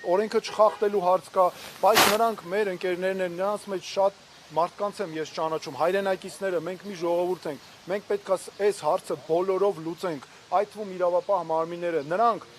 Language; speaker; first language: Armenian; native; Armenian